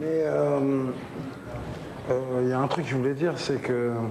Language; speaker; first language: French; native; French